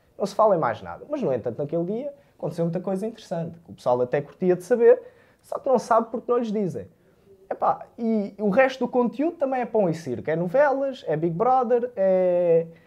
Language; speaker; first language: Portuguese; early bilingual, other home language; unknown